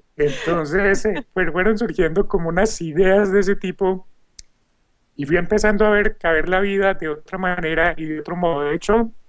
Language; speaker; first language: Spanish; native; Spanish